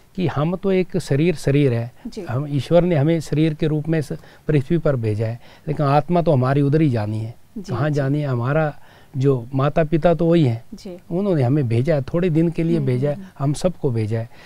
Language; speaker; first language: Hindi; native; Hindi